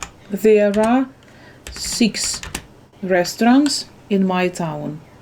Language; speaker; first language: English; non-native, fluent; Ukrainian